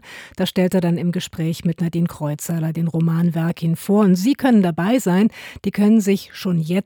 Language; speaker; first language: German; native; German